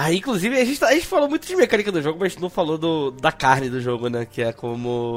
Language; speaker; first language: Portuguese; native; Portuguese